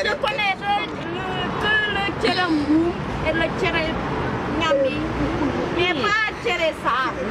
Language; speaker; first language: French; non-native, learner; Wolof